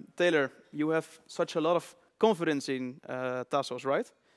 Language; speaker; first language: English; non-native, fluent; Dutch